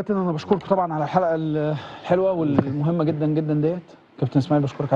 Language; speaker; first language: Arabic; native; Arabic